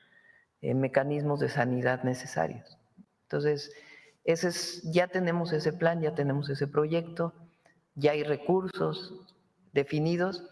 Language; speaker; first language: Spanish; native; Spanish